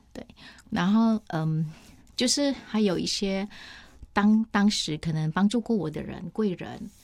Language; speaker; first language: Chinese; non-native, fluent; Vietnamese